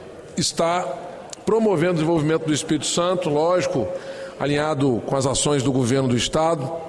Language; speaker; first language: Portuguese; native; Portuguese